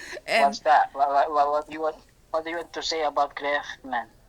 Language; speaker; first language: English; non-native, learner; Indonesian